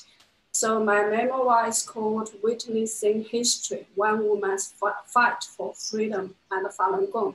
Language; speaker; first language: English; non-native, fluent; Chinese